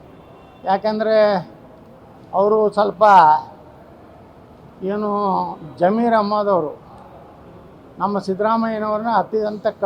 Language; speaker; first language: Kannada; native; Kannada